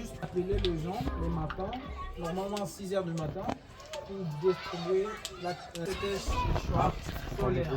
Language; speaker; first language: French; non-native, learner; Portuguese